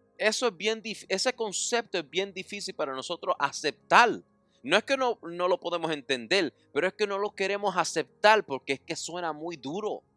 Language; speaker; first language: Spanish; early bilingual, heritage; Spanish